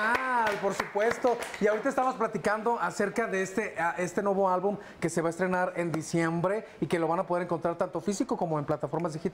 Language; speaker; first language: Spanish; native; Spanish